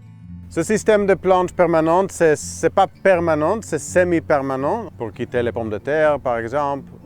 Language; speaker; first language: French; non-native, fluent; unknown